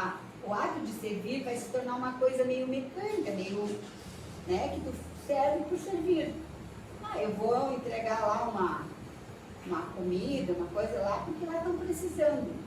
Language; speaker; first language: Portuguese; native; Portuguese